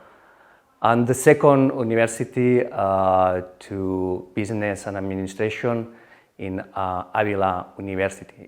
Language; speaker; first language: English; non-native, learner; Spanish